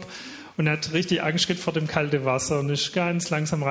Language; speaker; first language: German; native; German